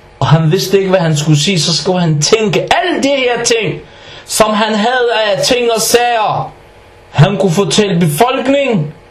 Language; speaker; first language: Danish; non-native, fluent; Arabic